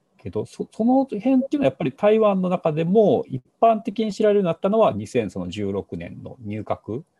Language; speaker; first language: Japanese; native; Japanese